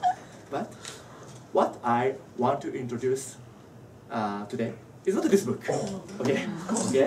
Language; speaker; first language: English; non-native, learner; Japanese